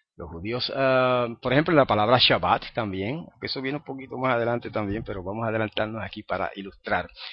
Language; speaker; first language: Spanish; native; Spanish